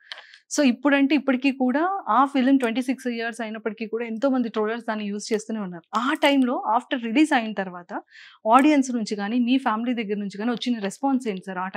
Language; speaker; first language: Telugu; native; Telugu